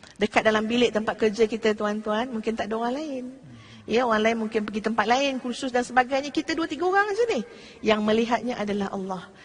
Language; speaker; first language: Malay; native; Malay